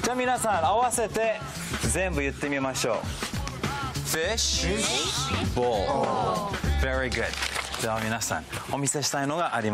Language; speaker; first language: Japanese; early bilingual, heritage; English